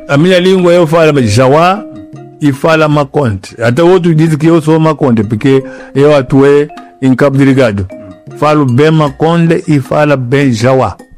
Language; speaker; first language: Portuguese; non-native, local second language; Yao